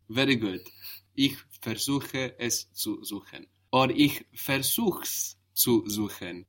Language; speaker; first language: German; non-native, fluent; English